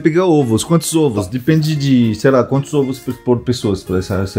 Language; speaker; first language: Portuguese; non-native, fluent; French